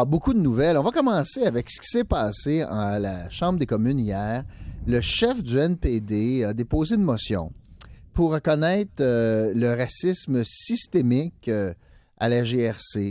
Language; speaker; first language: French; native; French